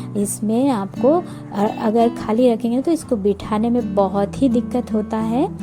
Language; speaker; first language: Hindi; non-native, local second language; Bangla